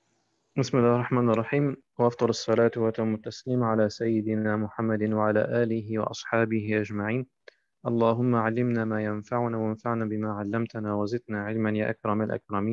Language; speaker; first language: Arabic; non-native, fluent; German